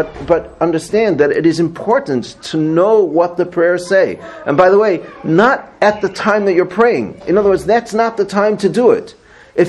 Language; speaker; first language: English; native; English